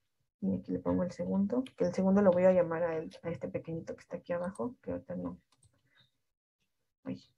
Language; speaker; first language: Spanish; native; Spanish